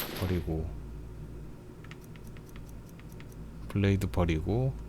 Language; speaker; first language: Korean; native; Korean